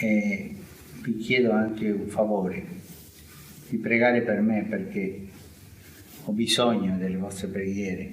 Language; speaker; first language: Italian; non-native, fluent; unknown